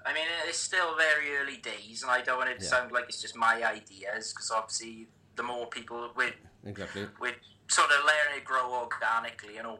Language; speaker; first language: English; native; English